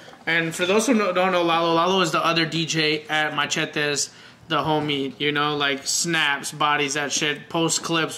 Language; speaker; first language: English; early bilingual, other home language; Spanish